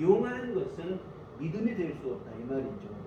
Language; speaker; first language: Korean; native; Korean